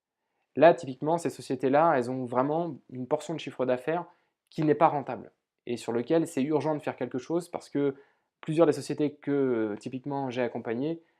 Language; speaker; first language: French; native; French